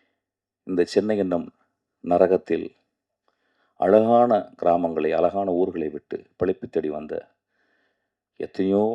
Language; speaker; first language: Tamil; native; Tamil